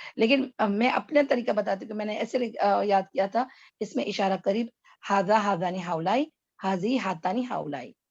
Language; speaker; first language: Urdu; native; Urdu